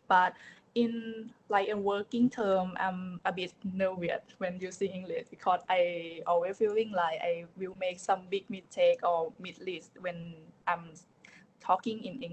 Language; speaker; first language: English; non-native, learner; Thai